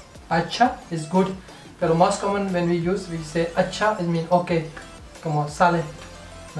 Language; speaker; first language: English; non-native, local second language; Urdu